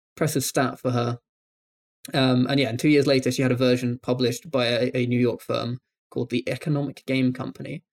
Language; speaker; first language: English; native; English